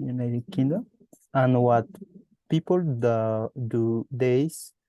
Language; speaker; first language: English; non-native, learner; Spanish